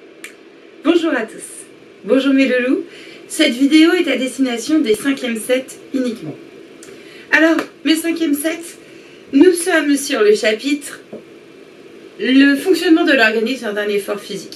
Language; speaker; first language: French; native; French